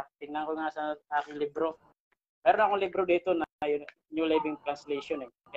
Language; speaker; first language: Filipino; native; Filipino